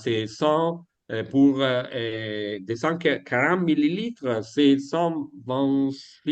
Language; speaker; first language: French; non-native, fluent; Italian